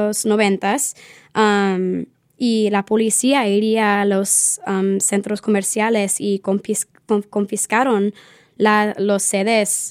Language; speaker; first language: Spanish; early bilingual, heritage; Spanish